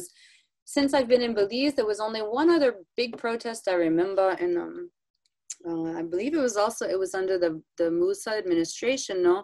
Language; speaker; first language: English; native; English